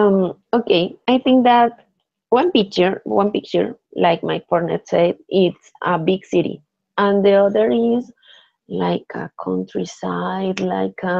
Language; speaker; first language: English; non-native, learner; Spanish